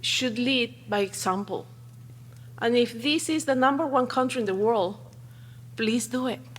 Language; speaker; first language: English; non-native, fluent; Spanish